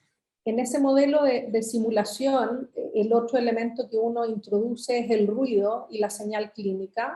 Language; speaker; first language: Spanish; native; Spanish